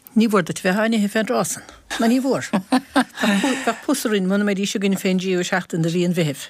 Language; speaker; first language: Irish; native; Irish